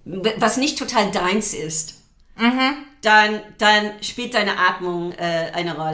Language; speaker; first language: German; non-native, fluent; English